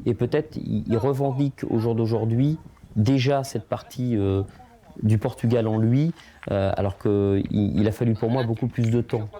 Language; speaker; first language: French; early bilingual, other home language; Portuguese